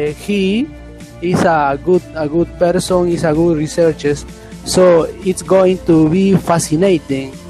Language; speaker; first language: English; non-native, learner; Spanish